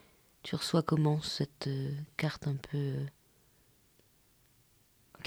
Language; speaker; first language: French; native; French